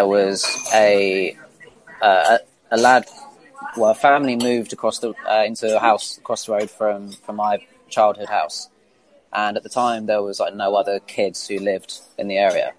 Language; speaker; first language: English; native; English